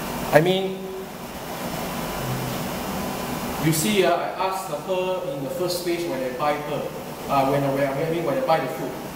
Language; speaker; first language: English; non-native, local second language; Chinese